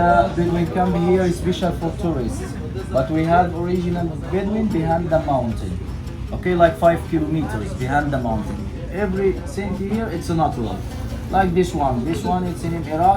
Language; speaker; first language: English; non-native, learner; Arabic